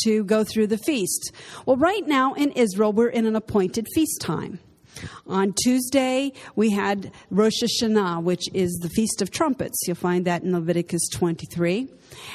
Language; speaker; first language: English; native; English